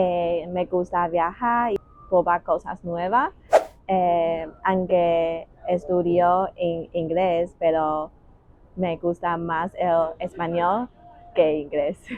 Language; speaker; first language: Spanish; non-native, learner; Chinese